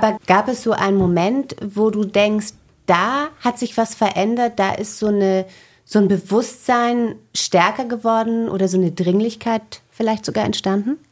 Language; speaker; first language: German; native; German